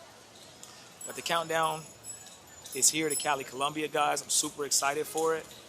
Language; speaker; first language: English; native; English